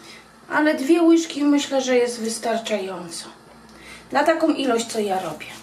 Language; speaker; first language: Polish; native; Polish